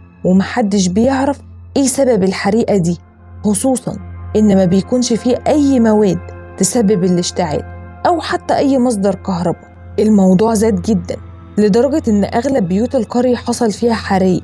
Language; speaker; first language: Arabic; native; Arabic